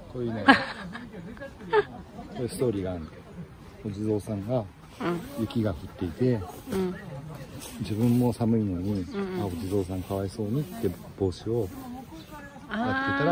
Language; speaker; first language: Japanese; native; Japanese